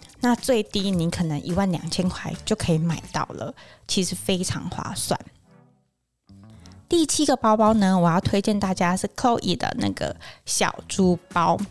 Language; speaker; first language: Chinese; native; Chinese